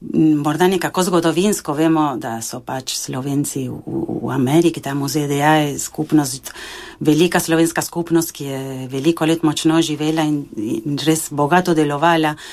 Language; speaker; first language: Slovenian; early bilingual, heritage; Slovenian